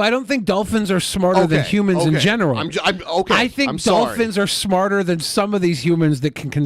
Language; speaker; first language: English; native; English